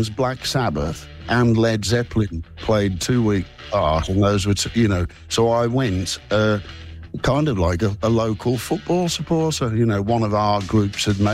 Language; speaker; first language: English; native; English